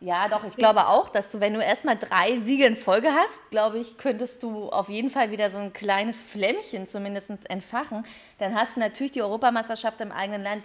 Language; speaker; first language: German; native; German